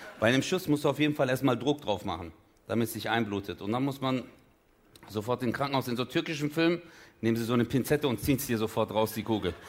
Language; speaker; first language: German; early bilingual, other home language; Turkish